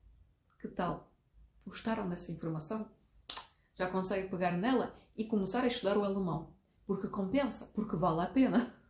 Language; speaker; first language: Portuguese; non-native, fluent; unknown